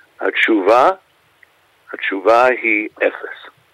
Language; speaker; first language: Hebrew; non-native, fluent; English